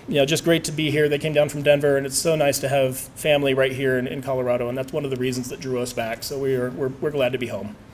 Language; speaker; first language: English; native; English